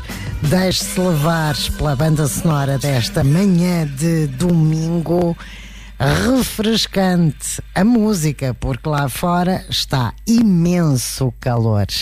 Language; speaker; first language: Portuguese; native; Portuguese